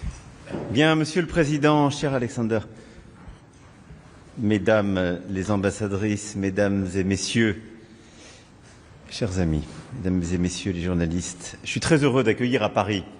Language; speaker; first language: French; native; French